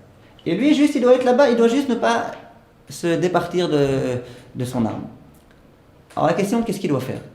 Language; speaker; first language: French; native; French